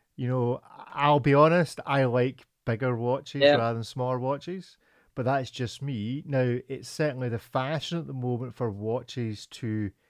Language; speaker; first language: English; native; English